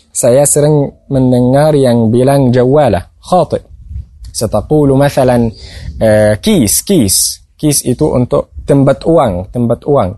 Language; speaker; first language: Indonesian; non-native, fluent; Arabic